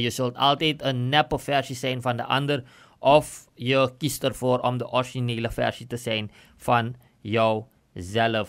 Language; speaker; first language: Dutch; native; Dutch